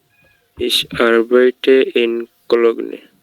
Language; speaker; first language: German; non-native, learner; Bangla